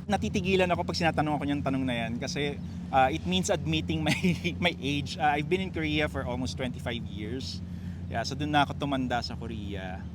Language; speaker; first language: Filipino; native; Filipino